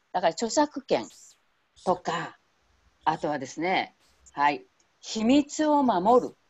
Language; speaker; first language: Japanese; native; Japanese